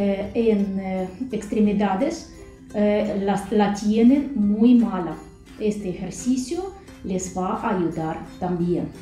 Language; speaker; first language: Spanish; non-native, fluent; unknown